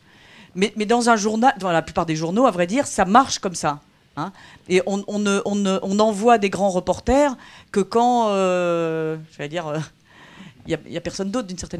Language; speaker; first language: French; native; French